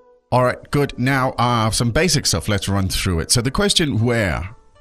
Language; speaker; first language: English; native; English